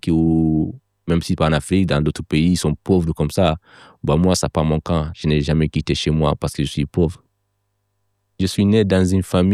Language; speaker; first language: French; non-native, local second language; Fula